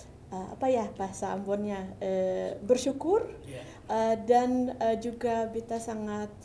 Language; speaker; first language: Indonesian; early bilingual, heritage; Dutch